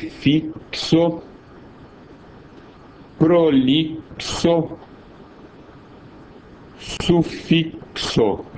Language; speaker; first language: Portuguese; native; Portuguese